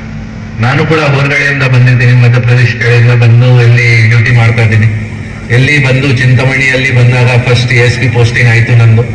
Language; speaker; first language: Kannada; non-native, local second language; Hindi